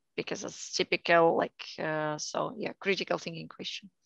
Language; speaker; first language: English; non-native, learner; Russian